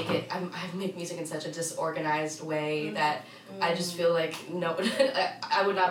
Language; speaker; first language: English; native; English